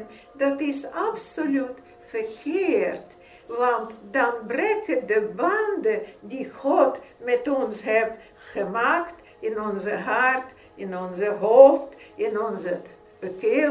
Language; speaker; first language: Dutch; non-native, fluent; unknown